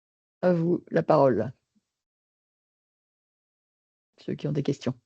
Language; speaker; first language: French; native; French